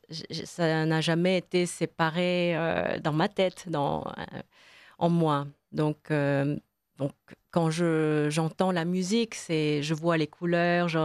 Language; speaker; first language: French; non-native, fluent; Korean